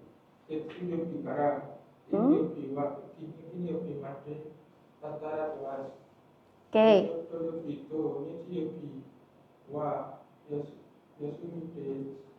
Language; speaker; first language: Japanese; non-native, learner; Indonesian